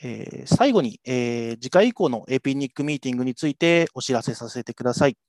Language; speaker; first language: Japanese; native; Japanese